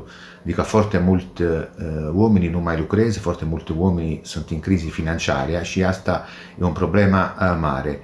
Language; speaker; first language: Romanian; non-native, learner; Italian